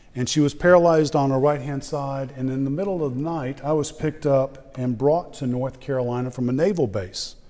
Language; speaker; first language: English; native; English